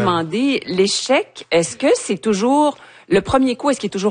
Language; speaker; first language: French; native; French